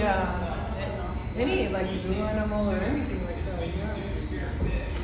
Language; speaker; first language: English; native; English